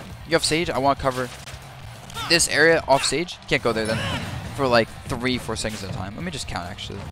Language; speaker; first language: English; native; English